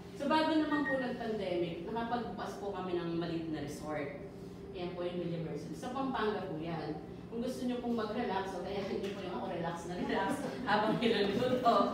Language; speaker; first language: Filipino; non-native, local second language; Pampanga